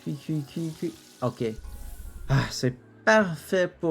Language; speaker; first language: French; non-native, local second language; English